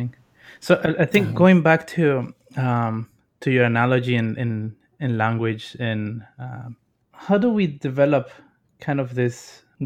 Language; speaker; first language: English; non-native, fluent; Spanish